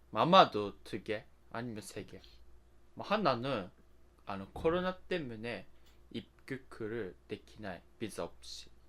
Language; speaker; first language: Korean; non-native, learner; Japanese